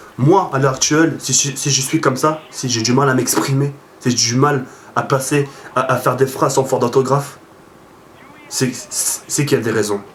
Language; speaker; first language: French; early bilingual, other home language; Arabic